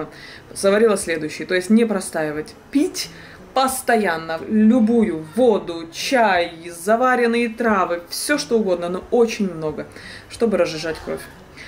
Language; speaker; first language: Russian; native; Russian